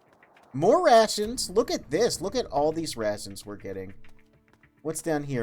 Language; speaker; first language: English; native; English